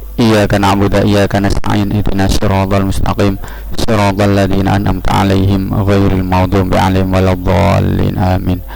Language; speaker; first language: Indonesian; non-native, local second language; Javanese